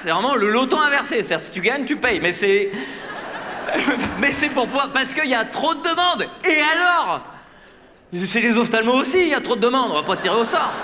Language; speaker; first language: French; native; French